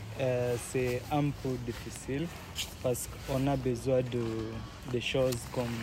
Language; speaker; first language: French; non-native, learner; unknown